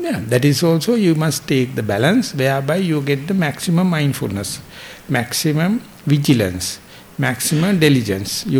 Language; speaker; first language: English; non-native, local second language; Sinhala